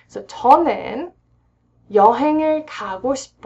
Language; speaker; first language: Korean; non-native, fluent; English